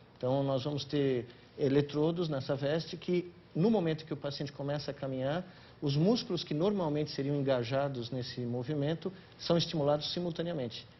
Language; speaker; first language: Portuguese; native; Portuguese